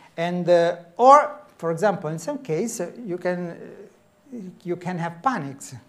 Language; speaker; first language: English; non-native, fluent; Italian